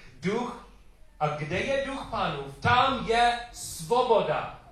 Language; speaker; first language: Czech; non-native, learner; English